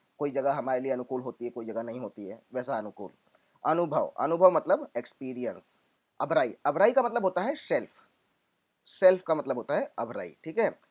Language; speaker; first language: Hindi; non-native, local second language; Gujarati